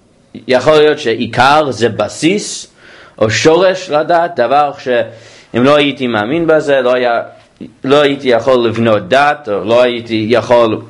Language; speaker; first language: Hebrew; non-native, fluent; English